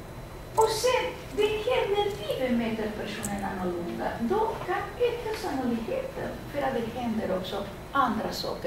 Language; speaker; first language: Swedish; non-native, fluent; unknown